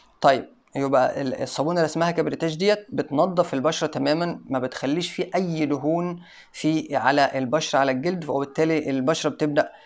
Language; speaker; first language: Arabic; native; Arabic